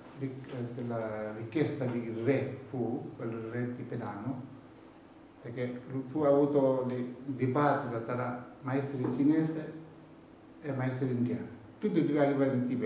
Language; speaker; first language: Italian; non-native, learner; Tibetan